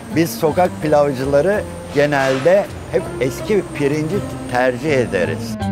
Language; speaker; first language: Turkish; native; Turkish